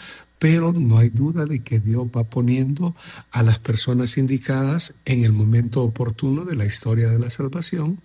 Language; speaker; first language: Spanish; native; Spanish